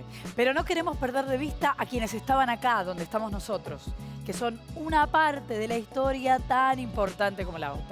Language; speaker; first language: Spanish; native; Spanish